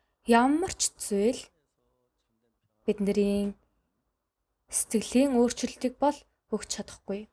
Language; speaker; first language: Mongolian; non-native, fluent; Korean